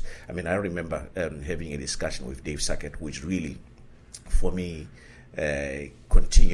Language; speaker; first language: English; non-native, local second language; Southern Sotho